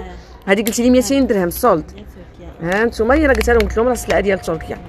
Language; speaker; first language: Arabic; native; Arabic